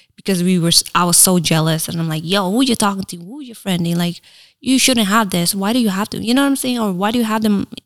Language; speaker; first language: English; early bilingual, other home language; Filipino